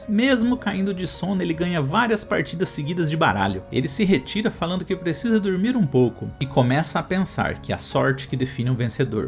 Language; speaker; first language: Portuguese; native; Portuguese